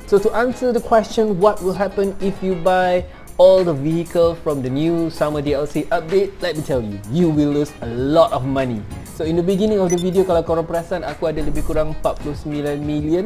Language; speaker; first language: English; non-native, local second language; Malay